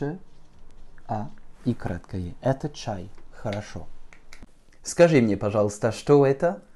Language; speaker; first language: Russian; non-native, fluent; French